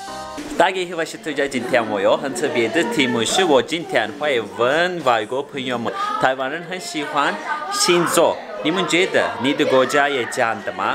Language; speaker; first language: Chinese; non-native, learner; Turkish